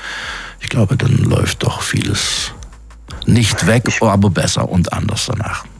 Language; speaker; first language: German; native; German